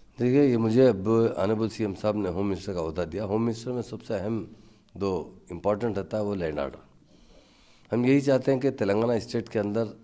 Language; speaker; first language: Urdu; native; Urdu